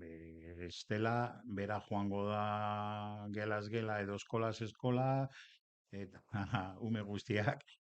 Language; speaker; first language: Basque; non-native, local second language; Spanish